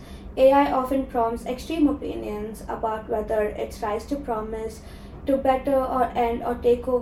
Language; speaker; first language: English; non-native, local second language; Tamil